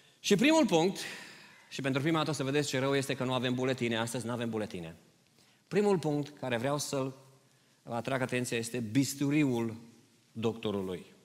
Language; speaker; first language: Romanian; early bilingual, heritage; Romanian